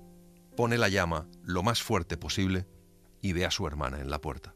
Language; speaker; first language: Spanish; native; Spanish